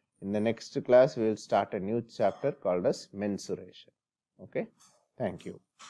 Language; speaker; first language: English; non-native, local second language; Tamil